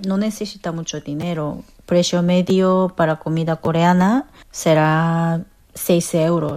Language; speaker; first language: Spanish; non-native, fluent; Korean